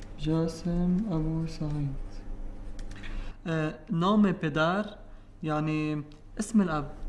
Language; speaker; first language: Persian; non-native, learner; Arabic